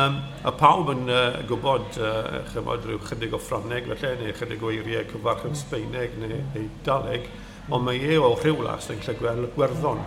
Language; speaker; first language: Welsh; native; Welsh